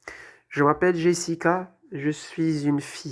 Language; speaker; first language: French; non-native, local second language; Arabic